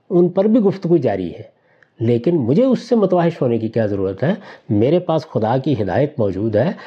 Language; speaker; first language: Urdu; non-native, local second language; Punjabi